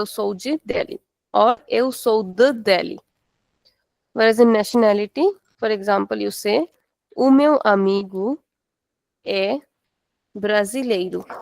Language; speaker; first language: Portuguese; non-native, fluent; Hindi